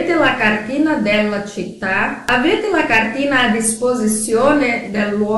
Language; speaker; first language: Italian; non-native, fluent; Portuguese